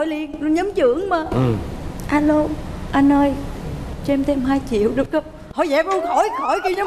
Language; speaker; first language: Vietnamese; native; Vietnamese